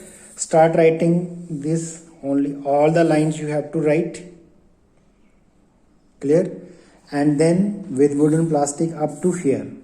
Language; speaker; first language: English; non-native, local second language; Hindi